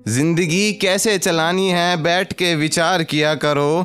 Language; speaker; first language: Hindi; native; Hindi